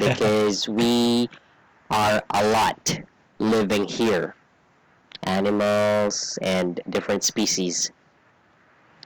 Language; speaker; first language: English; non-native, fluent; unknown